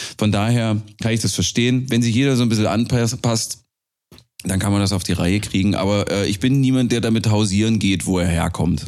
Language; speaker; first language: German; native; German